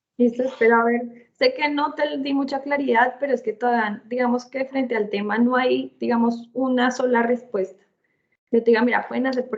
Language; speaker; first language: Spanish; native; Spanish